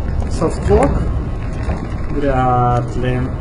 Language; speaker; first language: Russian; native; Russian